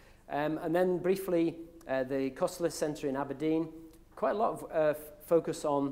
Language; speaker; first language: English; native; English